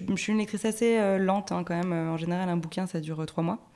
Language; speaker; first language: French; native; French